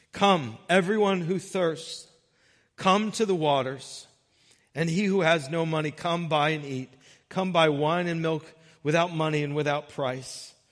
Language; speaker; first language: English; native; English